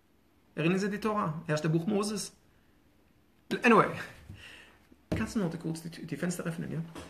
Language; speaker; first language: German; non-native, fluent; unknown